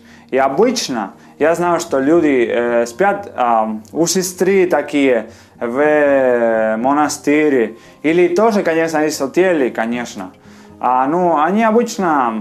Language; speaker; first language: Russian; non-native, fluent; Spanish